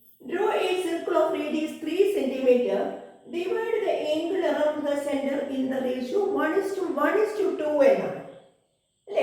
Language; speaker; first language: English; non-native, local second language; Malayalam